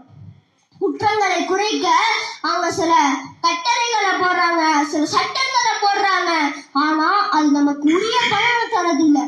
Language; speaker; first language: Tamil; native; Tamil